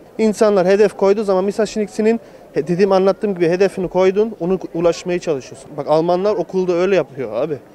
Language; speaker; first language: Turkish; early bilingual, heritage; Turkish